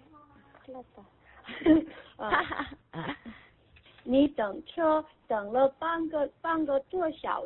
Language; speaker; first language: Chinese; non-native, learner; Korean